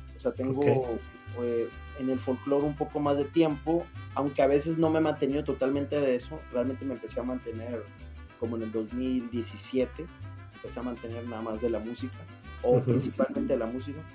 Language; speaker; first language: Spanish; native; Spanish